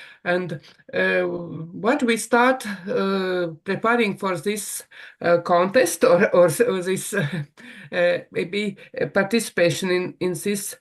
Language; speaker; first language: English; non-native, learner; Latvian